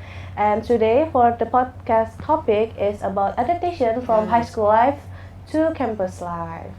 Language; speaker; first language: English; non-native, learner; Indonesian